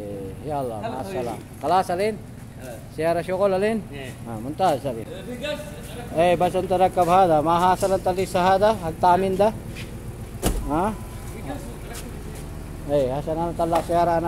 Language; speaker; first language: Arabic; non-native, learner; Filipino